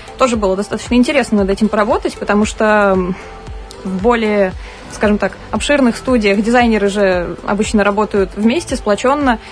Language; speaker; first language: Russian; native; Russian